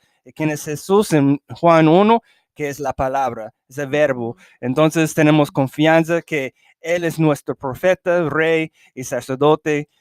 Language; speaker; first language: Spanish; early bilingual, heritage; English